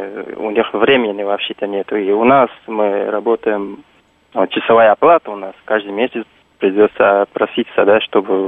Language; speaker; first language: Russian; non-native, fluent; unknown